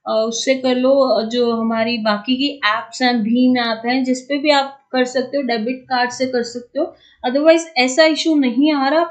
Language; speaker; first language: Hindi; native; Hindi